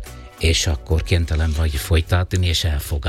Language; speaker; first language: Hungarian; non-native, learner; Italian